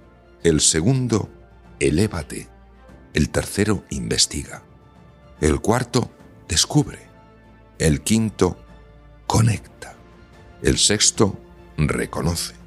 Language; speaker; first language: Spanish; native; Spanish